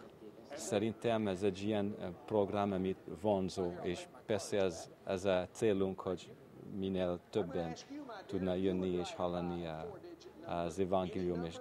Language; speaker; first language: Hungarian; non-native, fluent; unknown